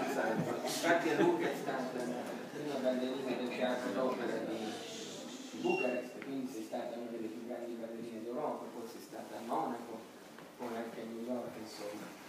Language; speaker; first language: Italian; native; Italian